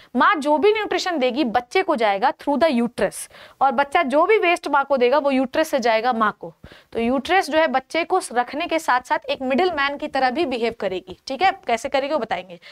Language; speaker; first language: Hindi; native; Hindi